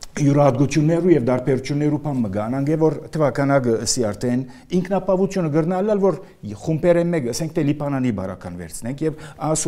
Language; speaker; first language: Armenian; early bilingual, heritage; Armenian